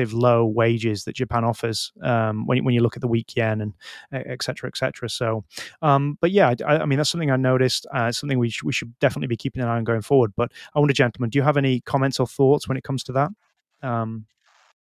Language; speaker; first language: English; native; English